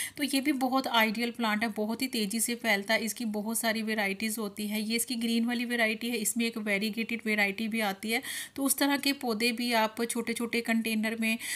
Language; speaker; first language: Hindi; non-native, local second language; Punjabi